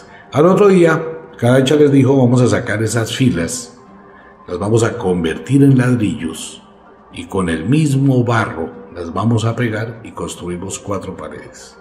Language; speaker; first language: Spanish; native; Spanish